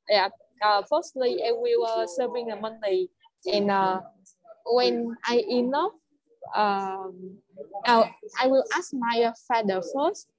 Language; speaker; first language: English; non-native, learner; Vietnamese